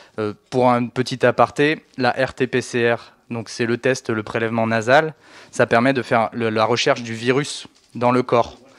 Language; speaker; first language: French; native; French